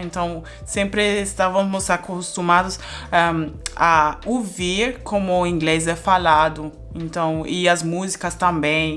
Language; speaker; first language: Portuguese; non-native, fluent; German